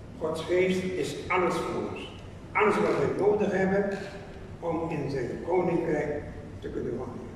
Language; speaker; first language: Dutch; non-native, fluent; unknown